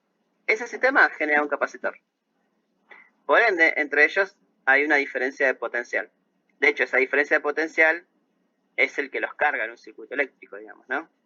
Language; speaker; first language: Spanish; native; Spanish